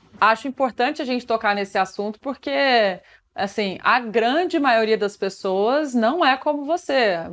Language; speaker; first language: Portuguese; native; Portuguese